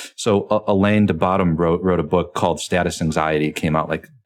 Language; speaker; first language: English; native; English